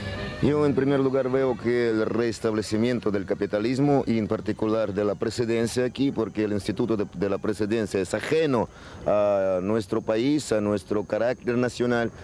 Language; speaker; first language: Spanish; non-native, fluent; Russian